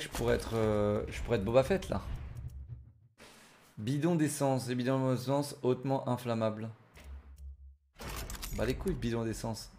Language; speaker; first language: French; native; French